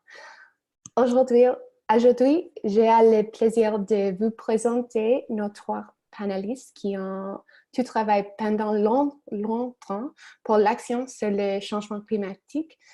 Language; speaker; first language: French; non-native, learner; English